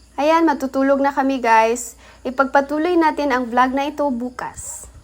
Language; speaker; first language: Filipino; non-native, local second language; Cebuano